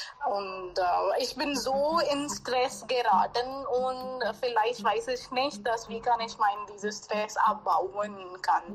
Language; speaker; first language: German; non-native, learner; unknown